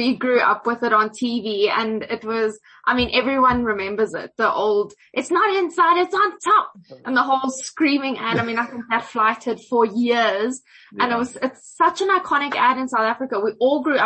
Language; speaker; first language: English; native; English